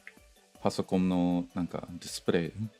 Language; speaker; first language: Japanese; non-native, learner; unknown